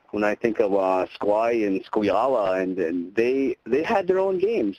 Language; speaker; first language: English; native; English